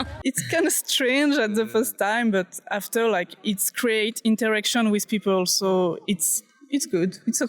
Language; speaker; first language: English; non-native, learner; French